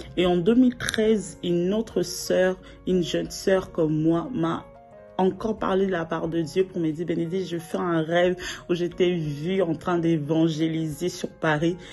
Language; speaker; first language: French; non-native, local second language; Lingala